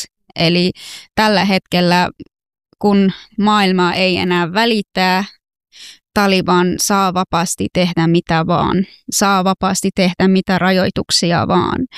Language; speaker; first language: Finnish; non-native, fluent; Persian